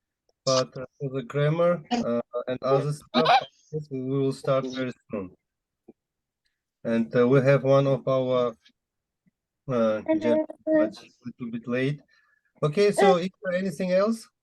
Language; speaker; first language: English; non-native, fluent; Uzbek